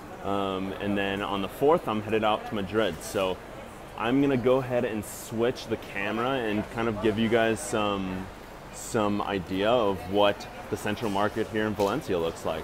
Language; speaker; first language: English; native; English